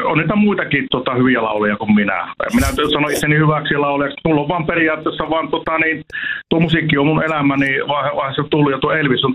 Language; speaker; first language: Finnish; native; Finnish